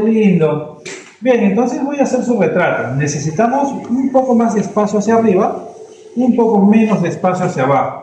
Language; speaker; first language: Spanish; native; Spanish